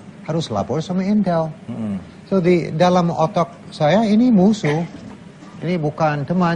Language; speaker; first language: Indonesian; non-native, learner; English